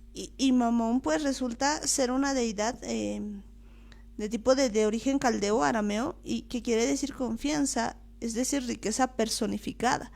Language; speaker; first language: Spanish; native; Spanish